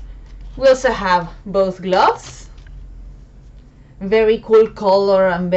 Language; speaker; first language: English; non-native, fluent; Spanish